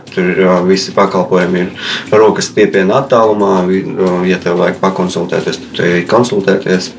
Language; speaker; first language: Latvian; non-native, local second language; Russian